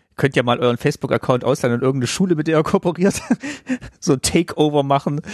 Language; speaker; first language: German; native; German